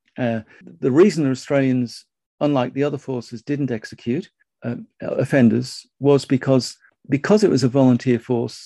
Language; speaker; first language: English; native; English